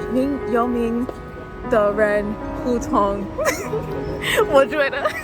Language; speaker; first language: Chinese; non-native, learner; English